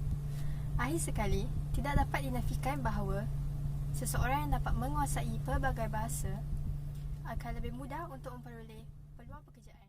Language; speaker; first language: Malay; native; Malay